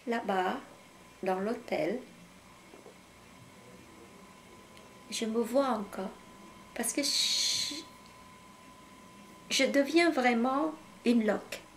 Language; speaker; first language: French; non-native, fluent; Khmer